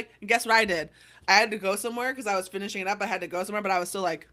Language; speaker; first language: English; native; English